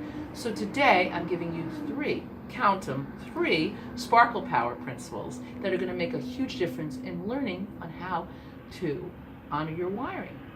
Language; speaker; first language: English; native; English